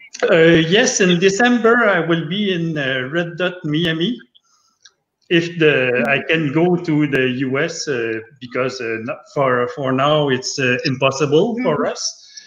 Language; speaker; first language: English; non-native, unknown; French